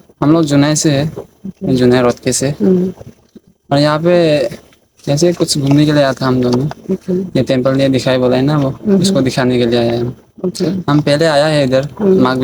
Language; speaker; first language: Hindi; non-native, local second language; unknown